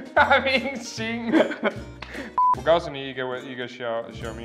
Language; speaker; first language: Chinese; non-native, learner; German